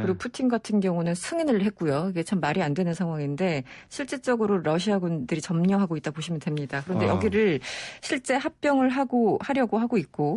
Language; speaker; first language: Korean; native; Korean